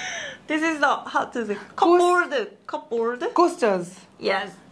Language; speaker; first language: English; non-native, learner; Korean